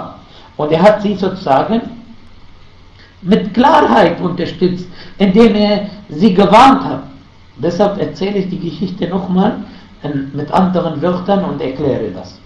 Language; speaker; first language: German; non-native, fluent; Arabic